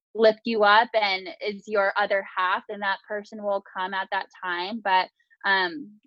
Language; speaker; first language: English; early bilingual, other home language; Japanese